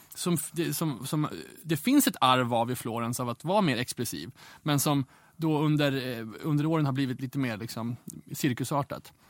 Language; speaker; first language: Swedish; native; Swedish